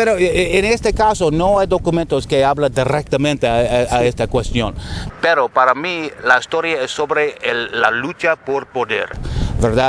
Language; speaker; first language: Spanish; non-native, fluent; English